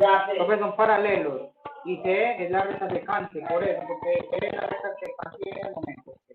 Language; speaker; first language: Spanish; native; Spanish